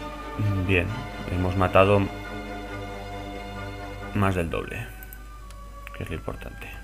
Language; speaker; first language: Spanish; native; Spanish